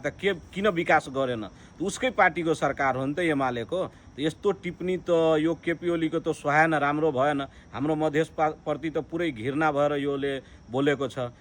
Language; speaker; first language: Nepali; non-native, local second language; Maithili